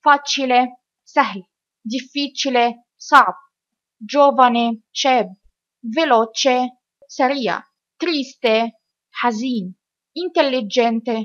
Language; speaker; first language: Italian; non-native, fluent; Arabic